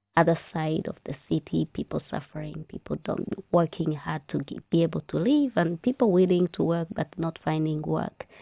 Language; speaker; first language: English; non-native, local second language; Kinyarwanda